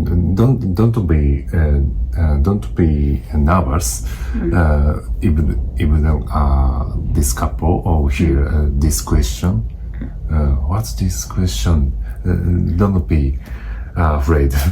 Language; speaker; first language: English; non-native, learner; Japanese